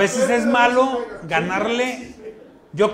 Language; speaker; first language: Spanish; native; Spanish